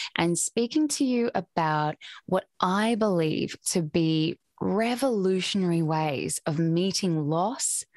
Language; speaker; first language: English; native; English